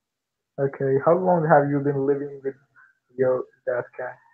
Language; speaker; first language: English; non-native, learner; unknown